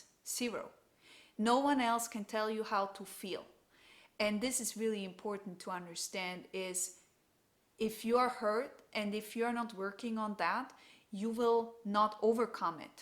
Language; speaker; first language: English; non-native, fluent; German